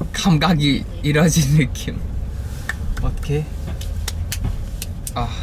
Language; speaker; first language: Korean; non-native, fluent; Thai